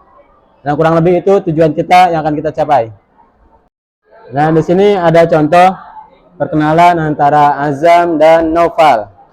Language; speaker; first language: Indonesian; native; Indonesian